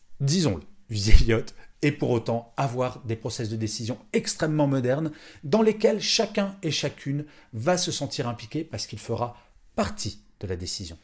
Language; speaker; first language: French; native; French